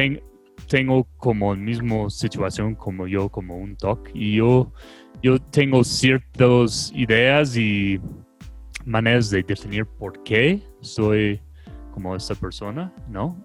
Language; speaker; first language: Spanish; non-native, fluent; English